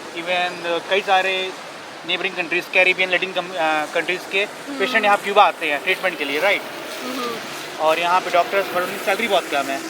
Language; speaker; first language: Hindi; native; Hindi